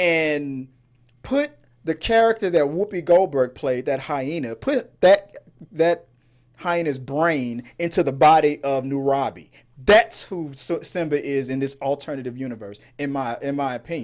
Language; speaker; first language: English; native; English